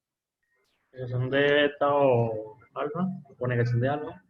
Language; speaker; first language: Spanish; native; Spanish